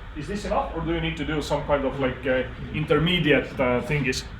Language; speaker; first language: English; non-native, fluent; Estonian